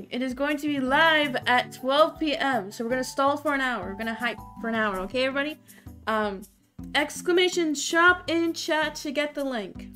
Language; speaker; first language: English; native; English